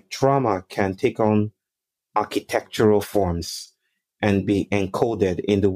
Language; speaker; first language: English; non-native, local second language; Yoruba